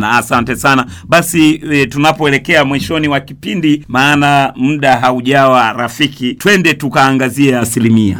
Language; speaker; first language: Swahili; non-native, local second language; Rundi